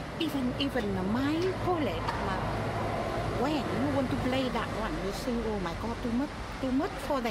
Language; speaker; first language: English; non-native, learner; Vietnamese